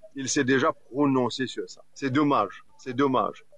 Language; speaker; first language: French; non-native, local second language; Morisyen